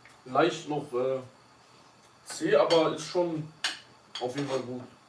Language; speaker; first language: German; early bilingual, other home language; Kurdish